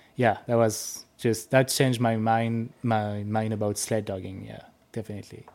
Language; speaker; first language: English; non-native, fluent; French